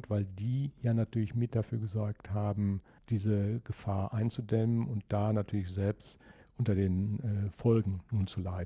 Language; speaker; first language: German; native; German